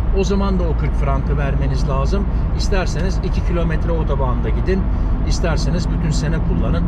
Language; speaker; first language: Turkish; early bilingual, heritage; Turkish